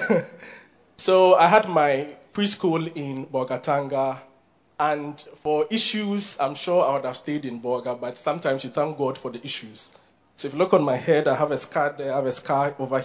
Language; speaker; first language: English; non-native, local second language; Akan